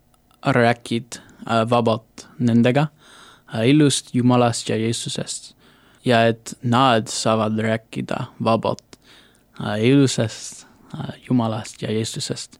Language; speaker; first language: Estonian; non-native, learner; English